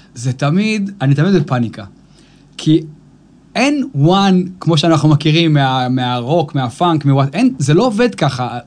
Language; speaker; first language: Hebrew; native; Hebrew